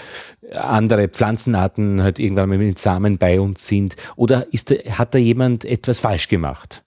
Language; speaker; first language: German; native; German